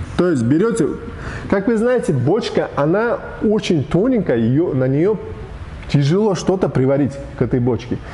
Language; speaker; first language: Russian; non-native, local second language; Uzbek